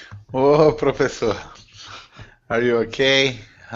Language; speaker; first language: English; non-native, learner; Portuguese